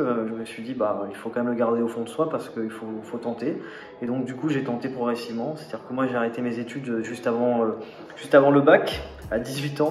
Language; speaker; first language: French; native; French